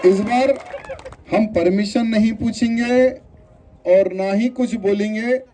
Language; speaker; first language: Hindi; non-native, local second language; Telugu